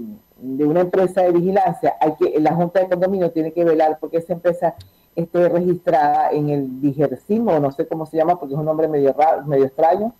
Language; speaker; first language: Spanish; native; Spanish